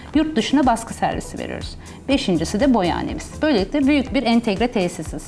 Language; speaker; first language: Turkish; early bilingual, heritage; Turkish